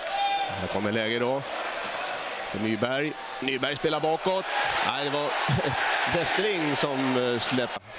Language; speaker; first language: Swedish; native; Swedish